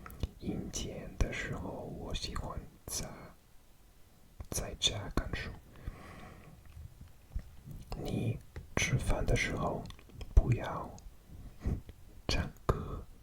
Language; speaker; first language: Chinese; non-native, learner; English